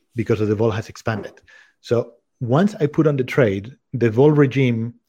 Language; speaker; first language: English; non-native, fluent; Spanish